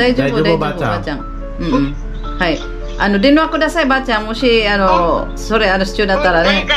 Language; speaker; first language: Japanese; non-native, fluent; Filipino